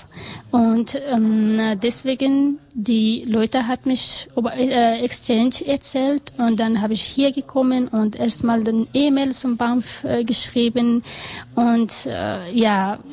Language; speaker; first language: German; non-native, learner; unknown